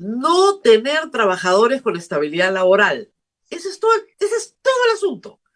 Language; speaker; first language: Spanish; native; Spanish